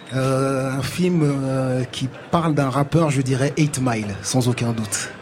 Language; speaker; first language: French; native; French